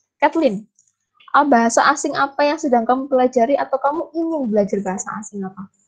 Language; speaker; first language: Indonesian; native; Indonesian